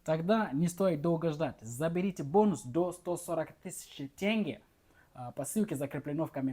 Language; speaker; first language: Russian; non-native, learner; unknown